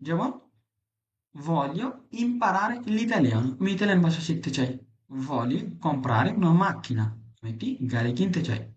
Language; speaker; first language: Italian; non-native, fluent; Bangla